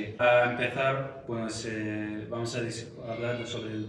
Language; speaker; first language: Spanish; non-native, fluent; Arabic